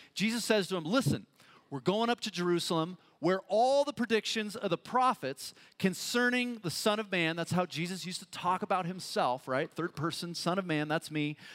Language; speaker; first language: English; native; English